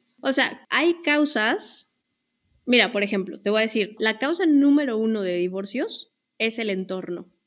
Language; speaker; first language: Spanish; native; Spanish